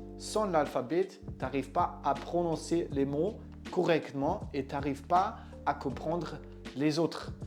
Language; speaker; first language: French; non-native, fluent; German